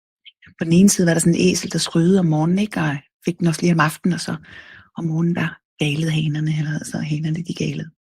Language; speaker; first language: Danish; native; Danish